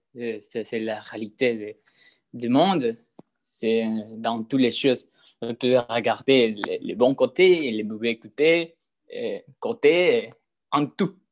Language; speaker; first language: French; non-native, learner; Spanish